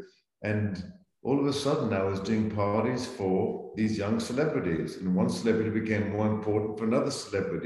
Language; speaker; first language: English; native; English